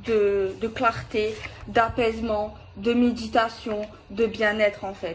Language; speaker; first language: French; native; French